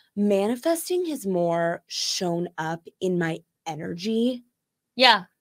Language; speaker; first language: English; native; English